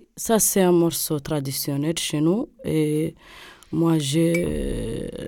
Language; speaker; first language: French; non-native, local second language; Arabic